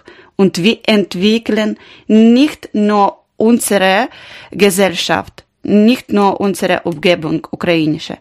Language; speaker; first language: German; non-native, learner; Ukrainian